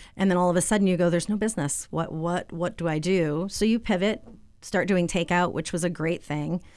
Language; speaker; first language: English; native; English